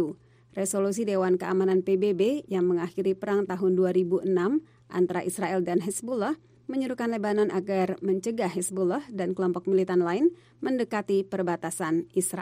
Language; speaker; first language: Indonesian; native; Indonesian